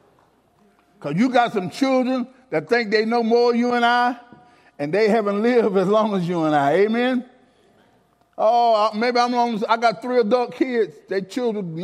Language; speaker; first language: English; native; English